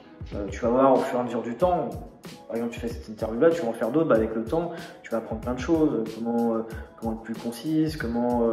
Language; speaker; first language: French; native; French